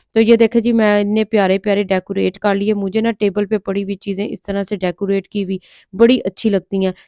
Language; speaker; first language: Urdu; non-native, local second language; Punjabi